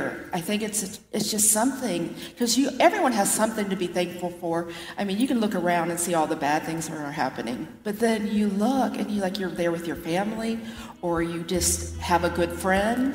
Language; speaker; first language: English; native; English